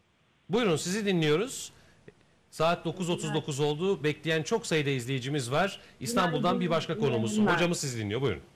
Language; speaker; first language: Turkish; native; Turkish